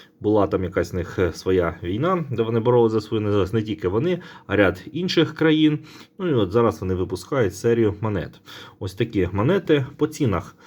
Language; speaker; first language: Ukrainian; non-native, local second language; Russian